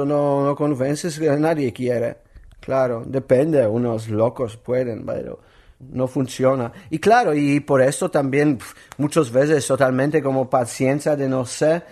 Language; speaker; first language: Spanish; non-native, learner; Polish